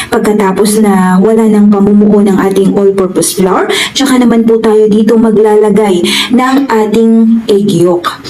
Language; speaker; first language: Filipino; non-native, local second language; Waray